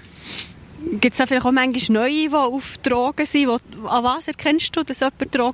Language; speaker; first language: German; native; German